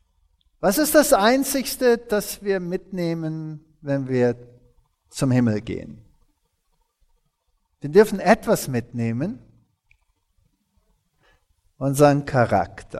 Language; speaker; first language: German; early bilingual, heritage; German